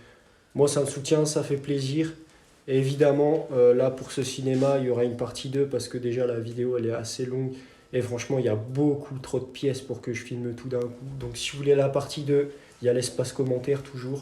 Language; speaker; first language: French; native; French